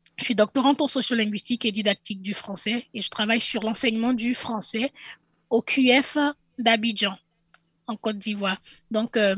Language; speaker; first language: French; native; French